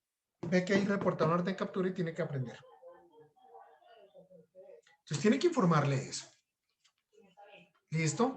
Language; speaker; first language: Spanish; native; Spanish